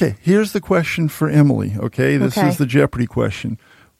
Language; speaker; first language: English; native; English